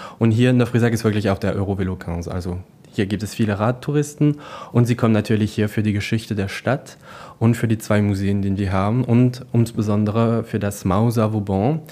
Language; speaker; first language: German; non-native, local second language; French